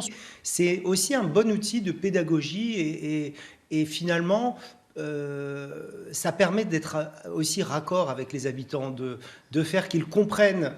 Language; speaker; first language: French; native; French